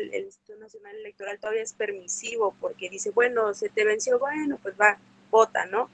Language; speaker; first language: Spanish; native; Spanish